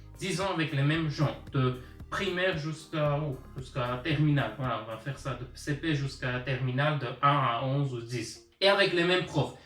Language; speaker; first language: French; early bilingual, other home language; Armenian